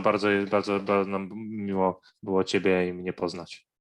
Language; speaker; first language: Polish; non-native, fluent; Arabic